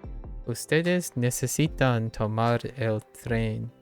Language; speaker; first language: Spanish; non-native, learner; English